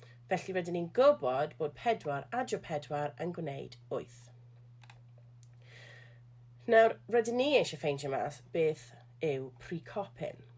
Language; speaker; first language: Welsh; non-native, local second language; English